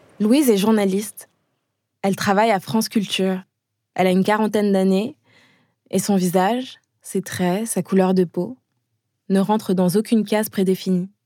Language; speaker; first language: French; native; French